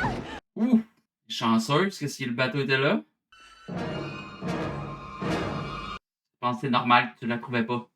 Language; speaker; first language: French; native; French